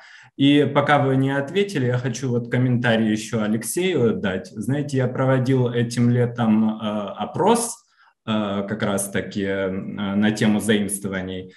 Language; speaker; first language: Russian; native; Russian